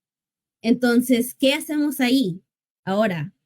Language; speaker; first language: Spanish; early bilingual, heritage; English